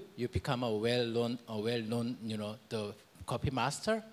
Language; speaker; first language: English; non-native, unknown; Korean